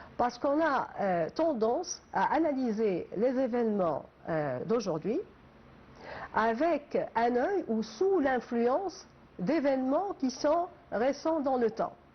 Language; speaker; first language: French; non-native, local second language; Arabic